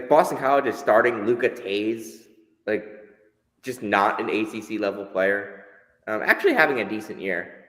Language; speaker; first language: English; native; English